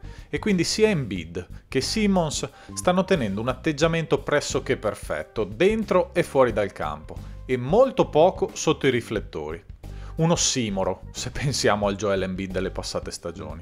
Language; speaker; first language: Italian; native; Italian